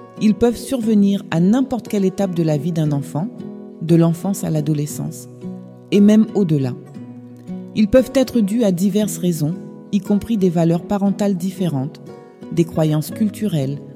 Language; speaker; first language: French; native; French